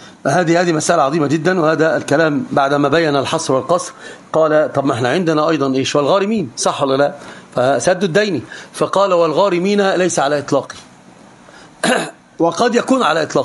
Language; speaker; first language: Arabic; native; Arabic